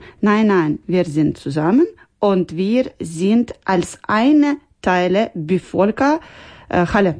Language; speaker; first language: German; non-native, learner; Ukrainian